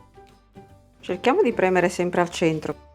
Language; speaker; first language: Italian; native; Italian